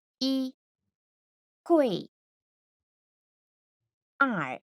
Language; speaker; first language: Chinese; non-native, fluent; Korean